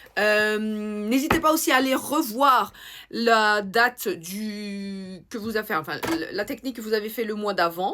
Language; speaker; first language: French; native; French